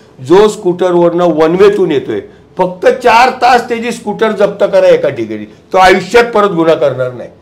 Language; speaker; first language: Marathi; non-native, local second language; Gujarati